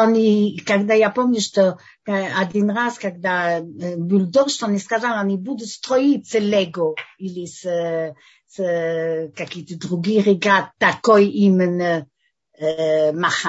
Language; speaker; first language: Russian; non-native, fluent; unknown